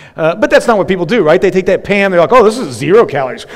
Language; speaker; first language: English; native; English